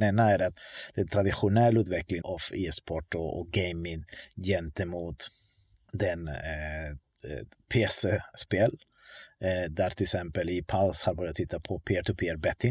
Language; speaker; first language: Swedish; non-native, fluent; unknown